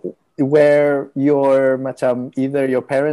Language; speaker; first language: English; non-native, local second language; Malay